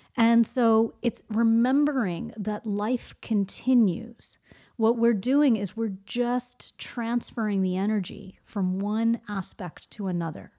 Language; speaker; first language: English; early bilingual, other home language; Hindi